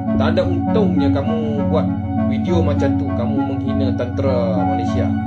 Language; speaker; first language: Malay; native; Malay